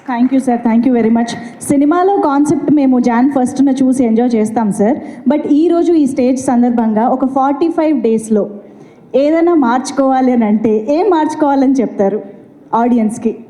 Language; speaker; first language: Telugu; native; Telugu